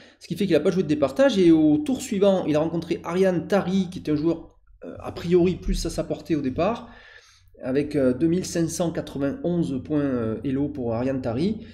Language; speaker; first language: French; native; French